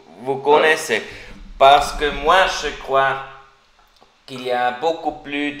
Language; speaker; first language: French; non-native, learner; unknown